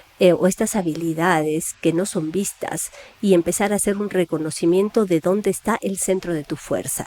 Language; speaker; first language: Spanish; native; Spanish